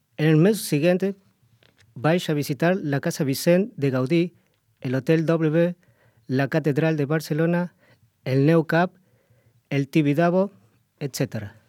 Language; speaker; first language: Catalan; non-native, learner; Spanish